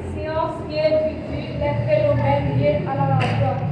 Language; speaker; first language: French; non-native, local second language; Haitian Creole